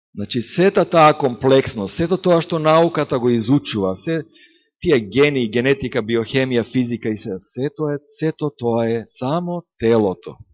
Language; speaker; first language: Macedonian; native; Macedonian